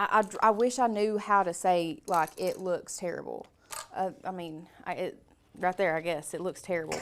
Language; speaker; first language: English; native; English